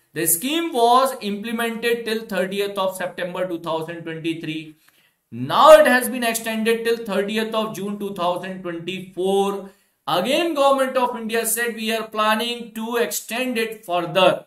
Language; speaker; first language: English; non-native, local second language; Hindi